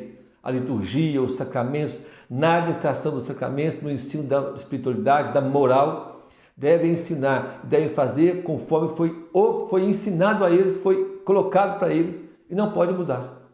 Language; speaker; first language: Portuguese; native; Portuguese